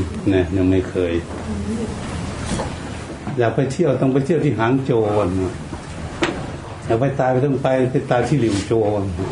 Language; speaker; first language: Thai; native; Thai